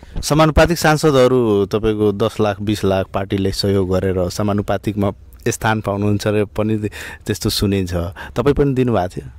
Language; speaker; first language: Nepali; non-native, local second language; Bhojpuri